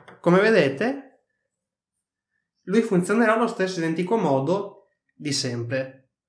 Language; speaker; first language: Italian; native; Italian